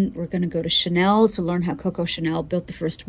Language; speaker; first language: English; native; English